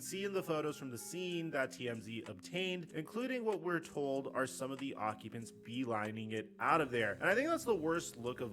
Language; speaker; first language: English; native; English